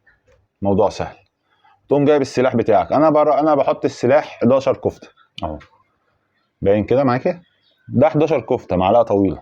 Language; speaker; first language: Arabic; native; Arabic